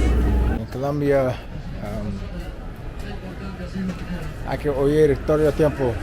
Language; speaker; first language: Spanish; non-native, learner; English